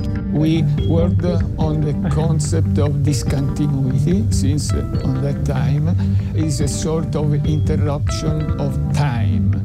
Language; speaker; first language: English; non-native, fluent; Italian